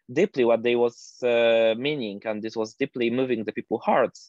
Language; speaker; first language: English; non-native, fluent; Polish